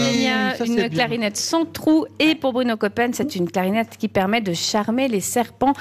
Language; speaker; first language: French; native; French